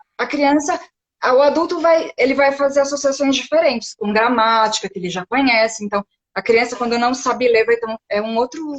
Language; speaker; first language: Portuguese; early bilingual, heritage; Portuguese